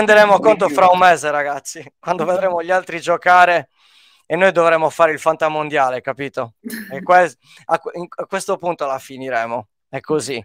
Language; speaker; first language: Italian; native; Italian